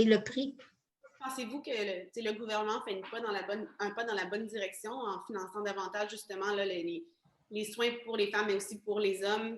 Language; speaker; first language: French; native; French